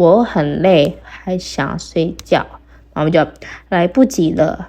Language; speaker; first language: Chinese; non-native, fluent; Indonesian